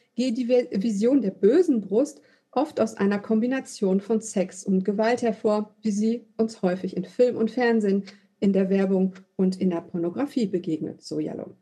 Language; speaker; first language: German; native; German